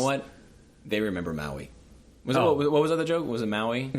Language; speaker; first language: English; native; English